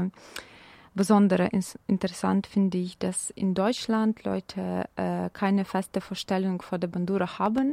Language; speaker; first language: German; non-native, fluent; Ukrainian